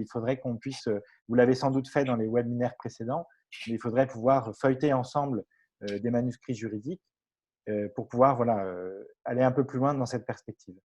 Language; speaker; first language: French; native; French